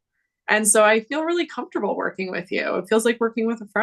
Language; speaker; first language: English; native; English